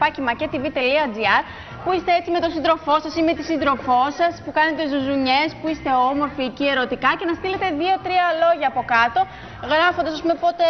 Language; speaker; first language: Greek; native; Greek